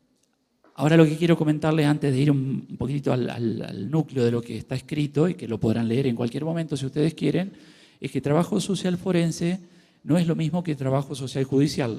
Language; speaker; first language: Spanish; native; Spanish